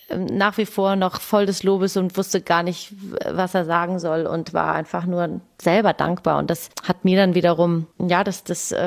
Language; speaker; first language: German; native; German